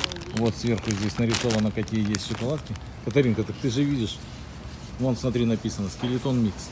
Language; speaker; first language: Russian; native; Russian